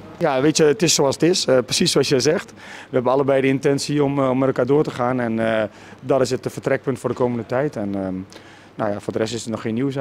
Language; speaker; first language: Dutch; native; Dutch